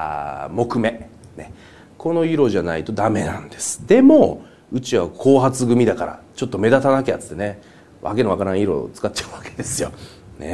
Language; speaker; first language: Japanese; native; Japanese